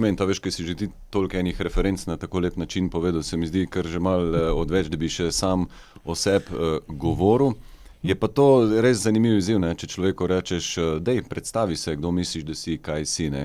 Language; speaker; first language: Slovenian; native; Slovenian